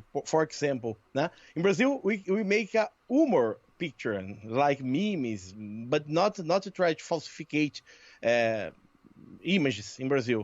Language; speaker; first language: English; non-native, learner; Portuguese